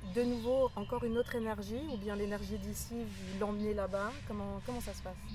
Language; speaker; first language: French; native; French